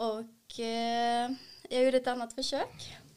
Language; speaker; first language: Swedish; early bilingual, other home language; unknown